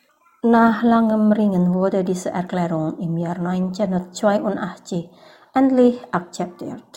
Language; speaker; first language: German; non-native, fluent; Indonesian